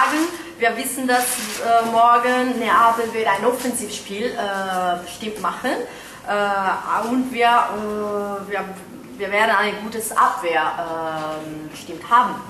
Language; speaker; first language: German; non-native, fluent; Italian